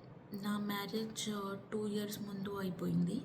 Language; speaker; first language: Telugu; non-native, learner; Marathi